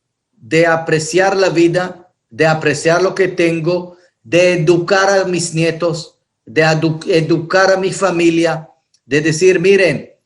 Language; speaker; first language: Spanish; non-native, fluent; Hebrew